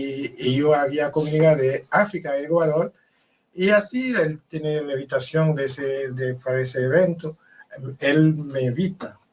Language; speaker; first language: Spanish; non-native, fluent; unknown